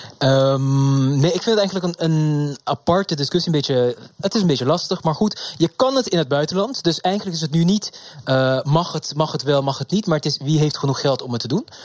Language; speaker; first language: Dutch; non-native, local second language; Papiamento